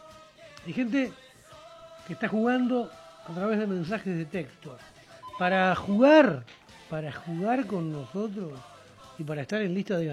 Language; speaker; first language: Spanish; native; Spanish